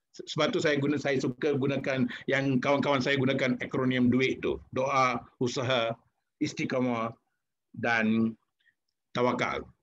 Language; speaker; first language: Malay; non-native, local second language; Tamil